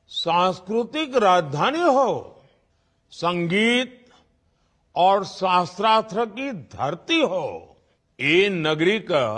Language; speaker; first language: Hindi; non-native, local second language; Gujarati